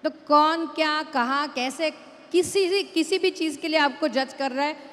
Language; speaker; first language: Hindi; non-native, local second language; Marathi